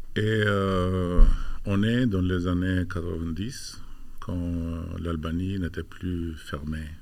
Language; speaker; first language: French; non-native, fluent; Albanian